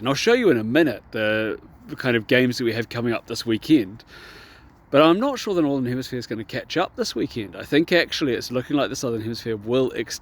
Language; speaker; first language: English; native; English